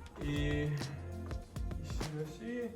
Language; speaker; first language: French; non-native, learner; English